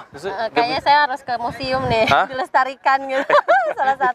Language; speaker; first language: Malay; non-native, local second language; Sundanese